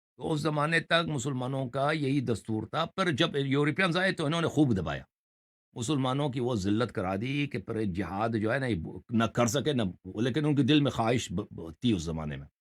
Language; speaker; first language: Urdu; non-native, fluent; Persian